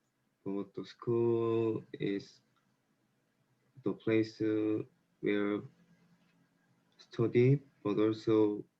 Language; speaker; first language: English; non-native, learner; Korean